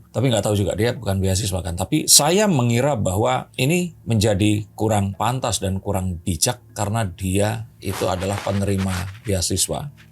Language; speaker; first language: Indonesian; native; Indonesian